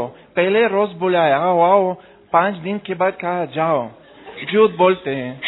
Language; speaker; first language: Hindi; non-native, learner; Russian